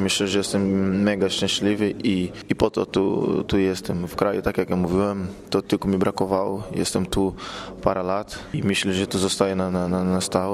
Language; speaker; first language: Polish; non-native, fluent; Portuguese